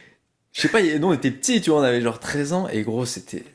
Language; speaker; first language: French; native; French